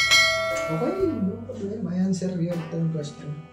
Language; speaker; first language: English; non-native, learner; Filipino